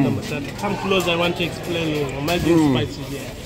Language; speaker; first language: English; non-native, local second language; Swahili